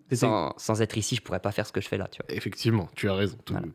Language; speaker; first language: French; native; French